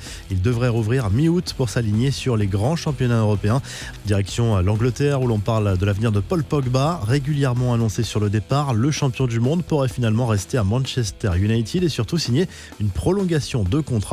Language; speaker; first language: French; native; French